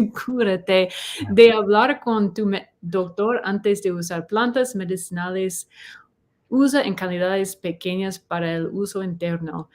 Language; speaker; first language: Spanish; non-native, fluent; English